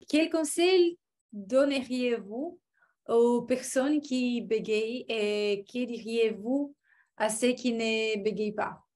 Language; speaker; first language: French; non-native, fluent; Portuguese